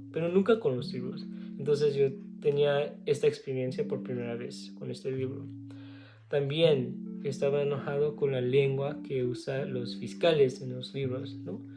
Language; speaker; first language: Spanish; non-native, learner; English